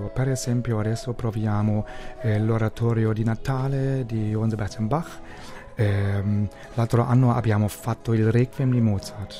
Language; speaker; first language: Italian; non-native, learner; German